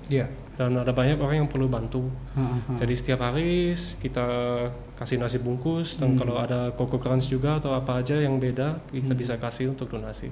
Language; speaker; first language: Indonesian; early bilingual, other home language; English